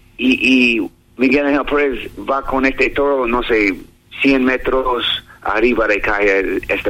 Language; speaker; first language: Spanish; non-native, learner; English